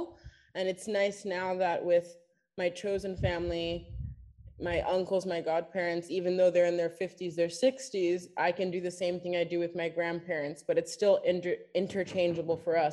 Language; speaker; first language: English; native; English